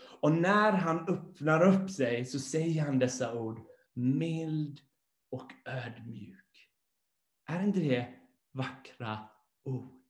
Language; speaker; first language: Swedish; non-native, fluent; English